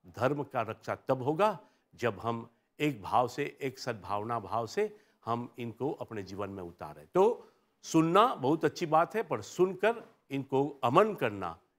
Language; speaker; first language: Hindi; early bilingual, heritage; Hindi